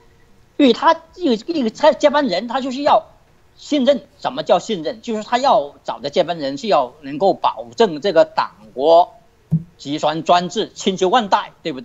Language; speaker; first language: Chinese; native; Chinese